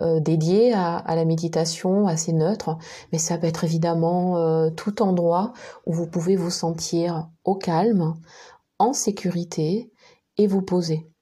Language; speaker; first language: French; native; French